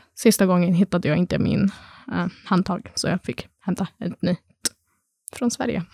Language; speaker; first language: Swedish; early bilingual, other home language; Arabic